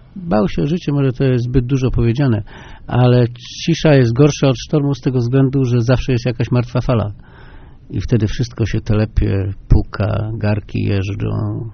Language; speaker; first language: Polish; native; Polish